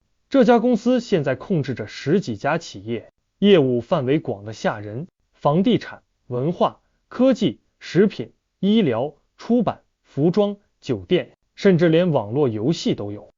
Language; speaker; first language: Chinese; native; Chinese